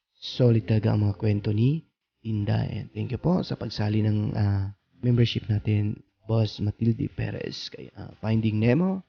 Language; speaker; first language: Filipino; non-native, local second language; Cebuano